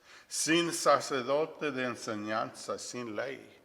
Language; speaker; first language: Spanish; non-native, fluent; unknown